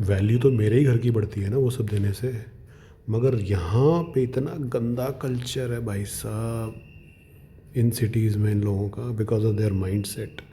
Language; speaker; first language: Hindi; native; Hindi